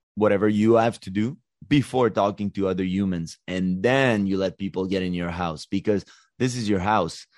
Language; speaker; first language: English; native; English